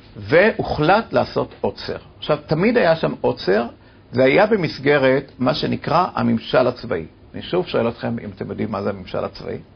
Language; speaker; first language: Hebrew; native; Hebrew